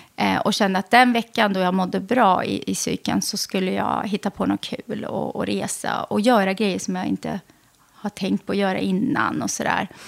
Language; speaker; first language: Swedish; early bilingual, other home language; Arabic